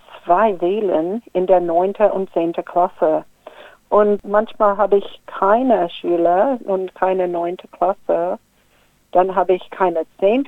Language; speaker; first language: German; non-native, fluent; English